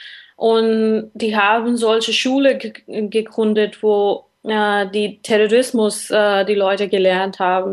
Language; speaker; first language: German; non-native, learner; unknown